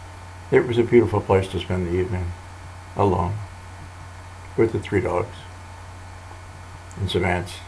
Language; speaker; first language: English; native; English